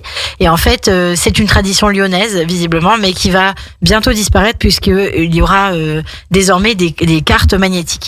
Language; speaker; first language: French; native; French